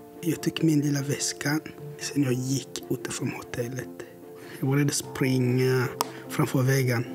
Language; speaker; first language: Swedish; non-native, learner; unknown